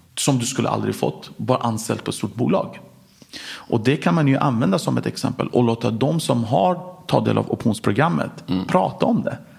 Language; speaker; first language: Swedish; early bilingual, other home language; Persian